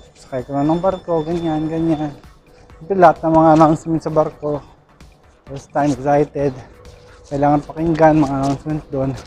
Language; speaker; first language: Filipino; non-native, local second language; Cebuano